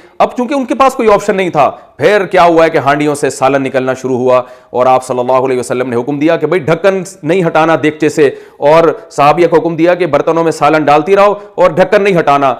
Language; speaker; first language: Urdu; native; Urdu